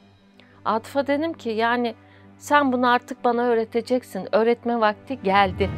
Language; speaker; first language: Turkish; native; Turkish